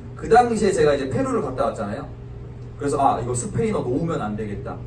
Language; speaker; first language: Korean; native; Korean